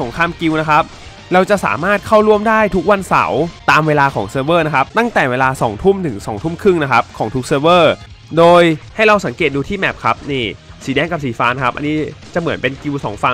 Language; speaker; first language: Thai; native; Thai